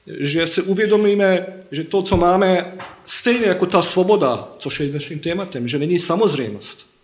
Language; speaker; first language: Czech; non-native, fluent; Bosnian